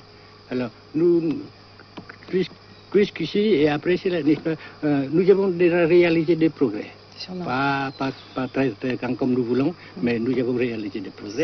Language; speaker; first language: French; non-native, local second language; Vietnamese